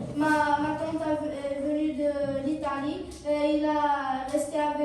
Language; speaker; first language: French; non-native, learner; Arabic